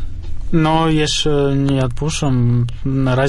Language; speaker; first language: Polish; non-native, fluent; Russian